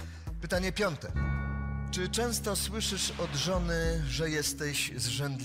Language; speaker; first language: Polish; native; Polish